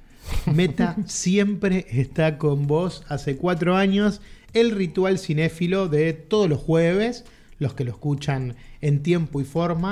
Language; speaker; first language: Spanish; native; Spanish